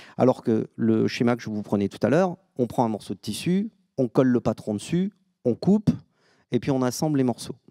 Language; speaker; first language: French; native; French